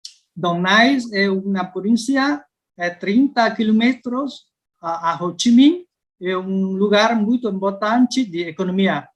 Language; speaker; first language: Portuguese; non-native, learner; Vietnamese